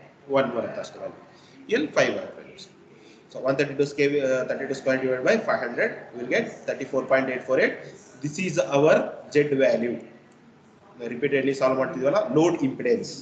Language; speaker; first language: English; non-native, local second language; Kannada